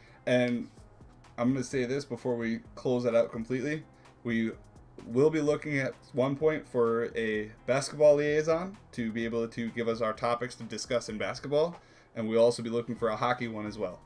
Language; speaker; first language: English; native; English